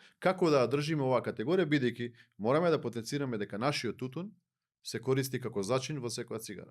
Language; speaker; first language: Macedonian; native; Macedonian